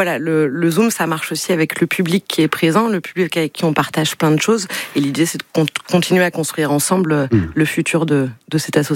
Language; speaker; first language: French; native; French